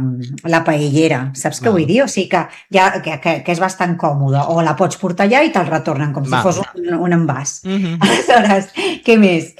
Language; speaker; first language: Catalan; native; Catalan